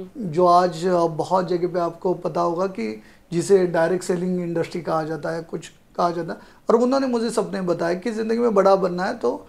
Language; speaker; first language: Hindi; non-native, local second language; Marathi